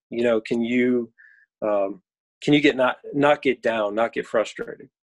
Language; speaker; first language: English; native; English